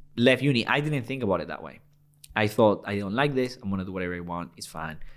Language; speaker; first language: English; non-native, fluent; Spanish